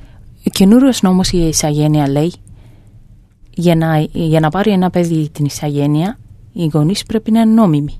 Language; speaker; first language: Greek; non-native, fluent; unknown